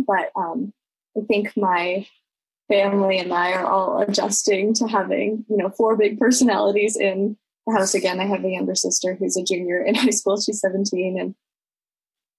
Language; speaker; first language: English; native; English